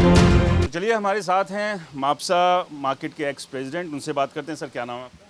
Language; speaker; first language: Hindi; native; Hindi